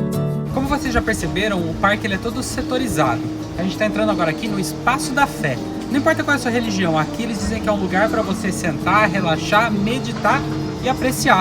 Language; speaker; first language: Portuguese; native; Portuguese